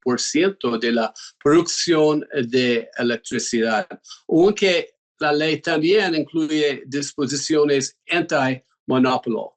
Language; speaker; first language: Spanish; non-native, fluent; English